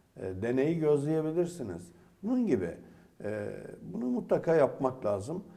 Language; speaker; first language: Turkish; native; Turkish